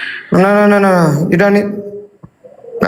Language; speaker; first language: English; non-native, learner; Indonesian